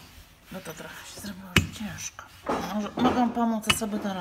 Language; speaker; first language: Polish; native; Polish